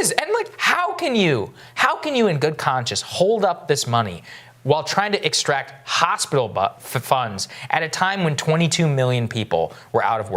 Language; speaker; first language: English; native; English